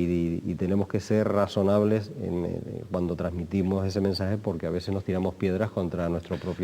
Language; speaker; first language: Spanish; native; Spanish